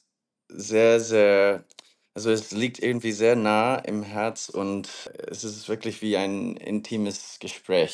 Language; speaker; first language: German; non-native, learner; English